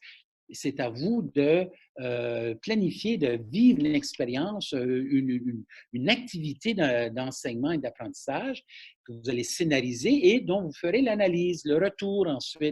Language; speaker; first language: French; native; French